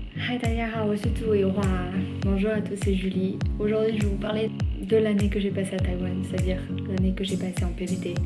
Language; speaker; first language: French; native; French